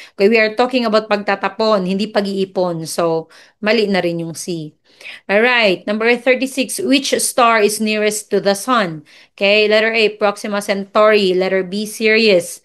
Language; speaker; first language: Filipino; non-native, local second language; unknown